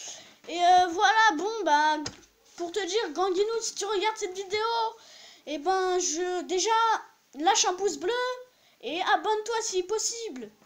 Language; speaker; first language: French; native; French